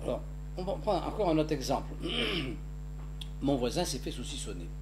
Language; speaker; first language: French; native; French